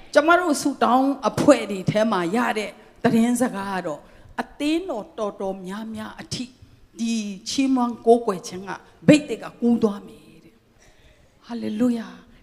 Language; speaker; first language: Burmese; non-native, local second language; Tedim Chin